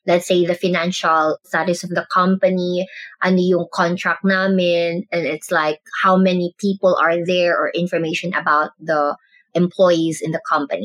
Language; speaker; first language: English; non-native, local second language; Cebuano